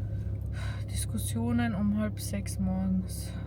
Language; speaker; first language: German; early bilingual, other home language; Bosnian